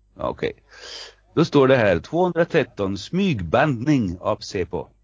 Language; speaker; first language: Swedish; non-native, fluent; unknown